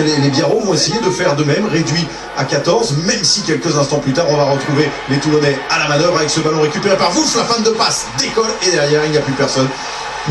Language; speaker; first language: French; native; French